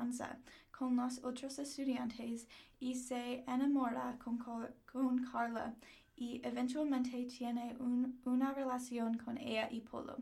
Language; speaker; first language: Spanish; non-native, learner; English